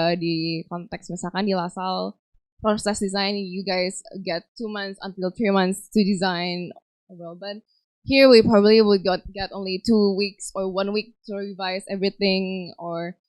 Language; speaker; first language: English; non-native, fluent; Indonesian